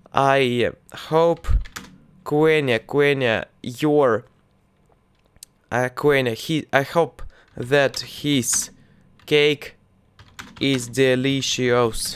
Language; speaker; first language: English; non-native, learner; Russian